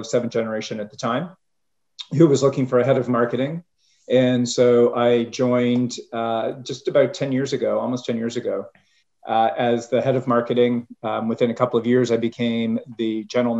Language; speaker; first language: English; native; English